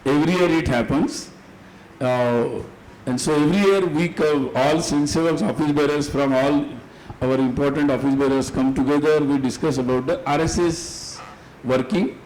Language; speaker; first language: English; non-native, local second language; Hindi